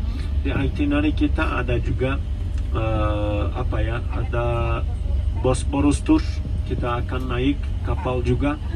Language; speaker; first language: Indonesian; non-native, fluent; Turkish